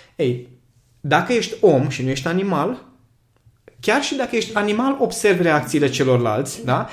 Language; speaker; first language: Romanian; non-native, local second language; Hungarian